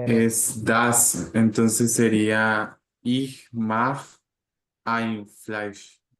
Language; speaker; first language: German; non-native, learner; Spanish